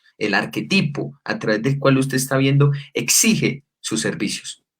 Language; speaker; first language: Spanish; native; Spanish